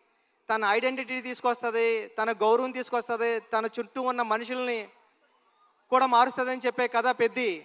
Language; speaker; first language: Telugu; native; Telugu